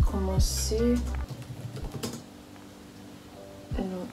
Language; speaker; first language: French; non-native, learner; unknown